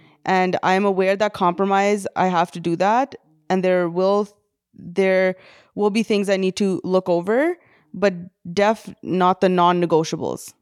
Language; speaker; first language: English; early bilingual, other home language; Punjabi